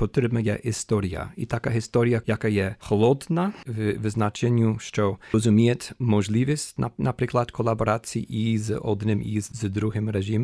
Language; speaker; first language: Ukrainian; non-native, fluent; English